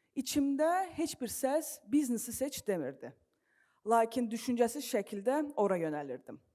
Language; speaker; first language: Azerbaijani; non-native, local second language; Russian